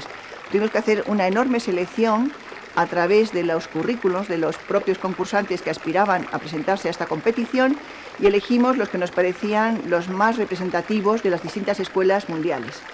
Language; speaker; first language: Spanish; native; Spanish